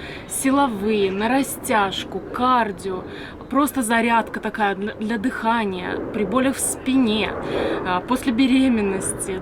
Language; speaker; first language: Russian; native; Russian